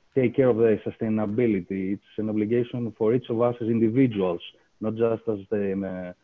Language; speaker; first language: English; non-native, fluent; Greek